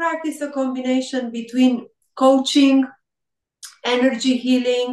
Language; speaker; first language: English; non-native, fluent; Romanian